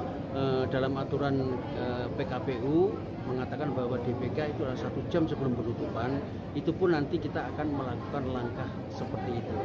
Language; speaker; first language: Indonesian; native; Indonesian